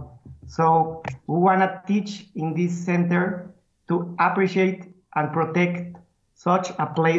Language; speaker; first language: English; non-native, fluent; Spanish